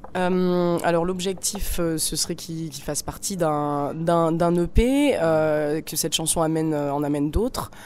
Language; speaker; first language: French; native; French